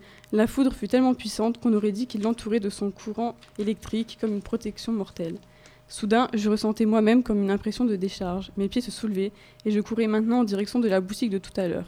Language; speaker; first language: French; native; French